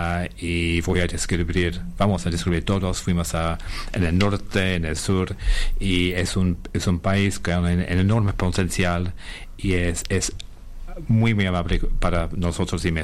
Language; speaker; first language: Spanish; non-native, fluent; English